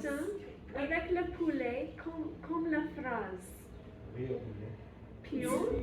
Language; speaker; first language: French; non-native, learner; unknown